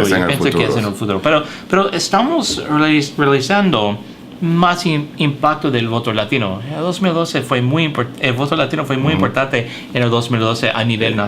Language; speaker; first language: Spanish; early bilingual, heritage; English